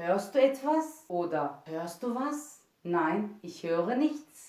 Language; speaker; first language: German; non-native, fluent; Turkish